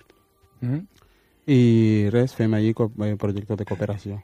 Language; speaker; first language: Catalan; non-native, fluent; Wolof